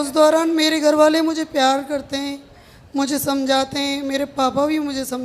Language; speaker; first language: Hindi; native; Hindi